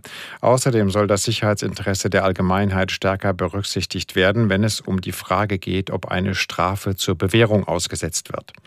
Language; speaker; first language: German; native; German